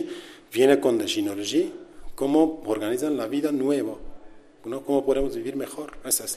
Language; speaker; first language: Spanish; non-native, learner; Kurdish